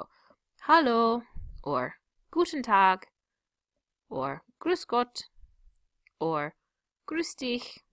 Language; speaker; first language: German; non-native, fluent; English